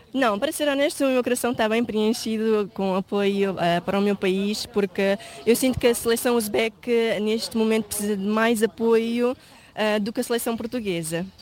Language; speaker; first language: Portuguese; early bilingual, other home language; Uzbek